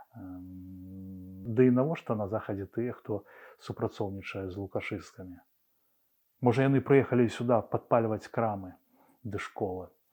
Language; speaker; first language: Belarusian; non-native, local second language; Russian